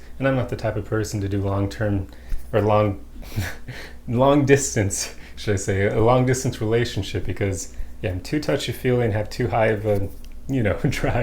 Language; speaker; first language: English; native; English